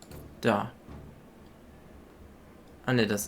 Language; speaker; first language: German; native; German